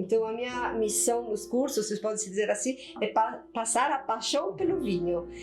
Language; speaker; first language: Portuguese; non-native, fluent; Italian